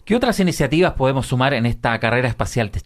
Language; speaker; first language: Spanish; native; Spanish